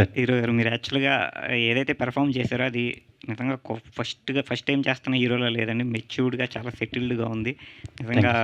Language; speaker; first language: Telugu; native; Telugu